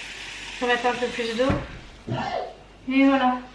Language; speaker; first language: French; native; French